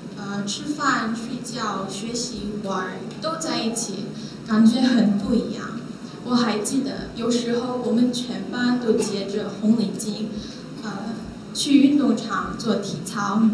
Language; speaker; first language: Chinese; non-native, learner; Korean